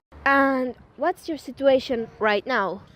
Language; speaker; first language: English; non-native, learner; Catalan